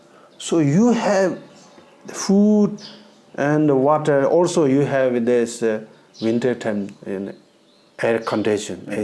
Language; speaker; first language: English; non-native, learner; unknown